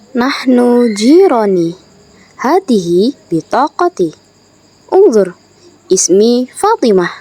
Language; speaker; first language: Arabic; non-native, learner; Indonesian